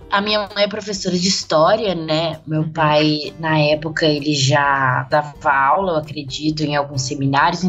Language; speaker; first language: Portuguese; native; Portuguese